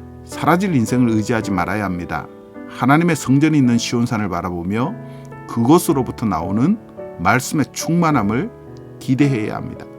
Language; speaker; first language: Korean; native; Korean